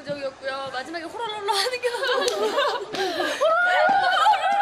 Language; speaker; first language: Korean; native; Korean